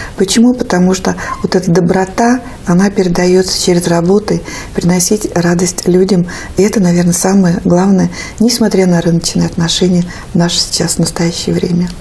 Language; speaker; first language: Russian; native; Russian